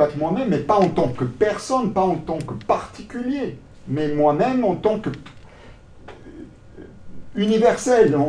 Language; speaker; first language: French; non-native, local second language; German